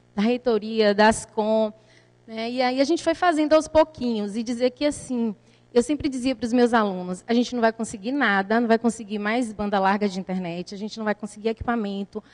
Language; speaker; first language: Portuguese; native; Portuguese